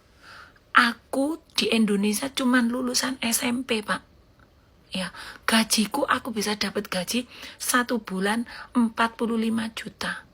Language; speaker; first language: Indonesian; native; Indonesian